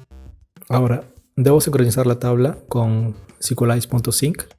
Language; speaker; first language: Spanish; native; Spanish